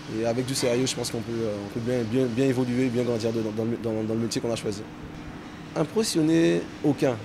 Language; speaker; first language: French; native; French